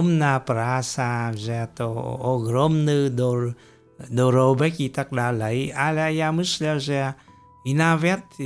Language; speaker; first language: Polish; non-native, fluent; Vietnamese